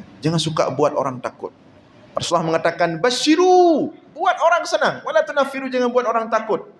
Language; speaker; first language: Malay; non-native, local second language; Achinese